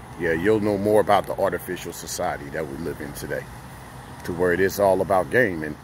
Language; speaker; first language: English; native; English